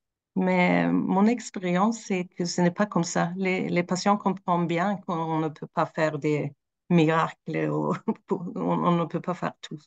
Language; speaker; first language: French; non-native, fluent; Swedish